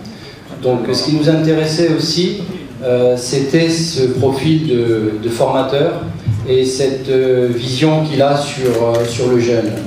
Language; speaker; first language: French; non-native, local second language; Arabic